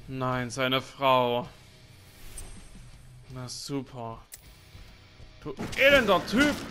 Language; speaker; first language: German; native; German